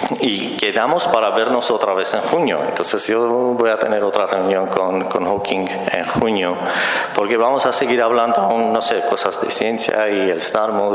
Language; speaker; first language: Spanish; non-native, fluent; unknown